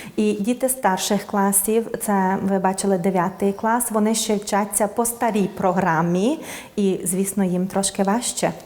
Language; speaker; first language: Ukrainian; non-native, local second language; Hungarian